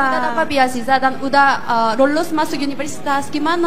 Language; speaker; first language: Indonesian; non-native, fluent; Korean